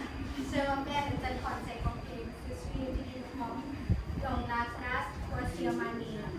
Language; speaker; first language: French; non-native, learner; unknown